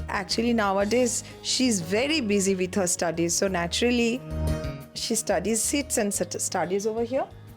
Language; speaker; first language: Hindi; non-native, local second language; Bangla